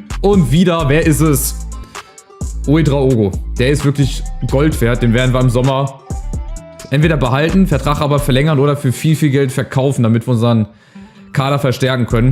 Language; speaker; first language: German; native; German